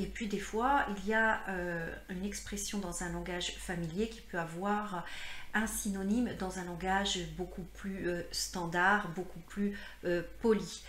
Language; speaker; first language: French; native; French